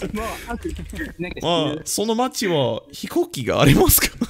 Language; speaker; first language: Japanese; non-native, learner; English